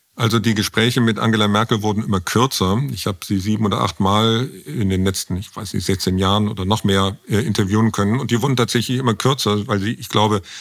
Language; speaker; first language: German; native; German